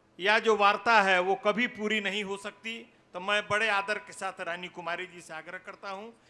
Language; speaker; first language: Hindi; native; Hindi